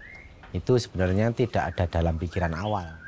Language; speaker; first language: Indonesian; native; Indonesian